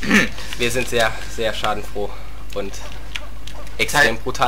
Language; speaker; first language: German; native; German